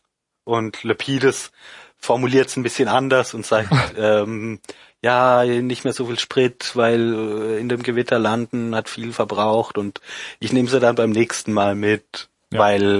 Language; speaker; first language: German; native; German